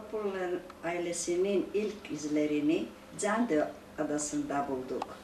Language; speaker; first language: Turkish; non-native, local second language; Greek